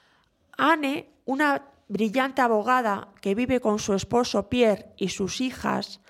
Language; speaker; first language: Spanish; native; Spanish